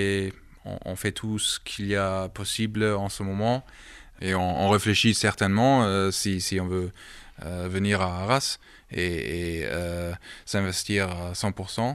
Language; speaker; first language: French; early bilingual, heritage; German